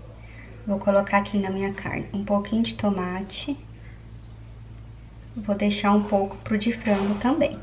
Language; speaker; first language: Portuguese; native; Portuguese